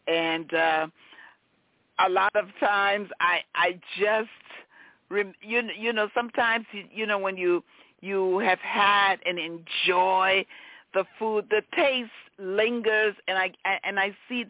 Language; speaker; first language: English; native; English